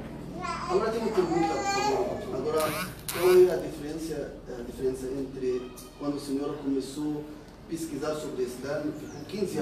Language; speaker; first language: Portuguese; non-native, fluent; Arabic